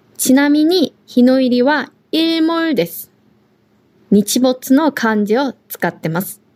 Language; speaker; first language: Japanese; non-native, fluent; Korean